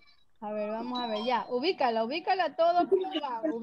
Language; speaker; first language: Spanish; native; Spanish